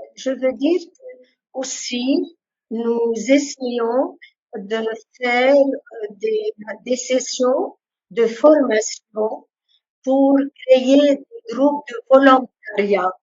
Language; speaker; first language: French; non-native, local second language; Arabic